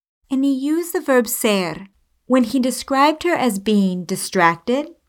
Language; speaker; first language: English; native; English